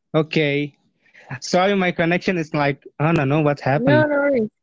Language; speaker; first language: English; non-native, fluent; Indonesian